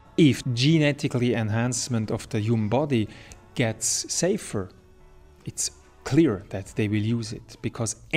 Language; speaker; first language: English; non-native, fluent; German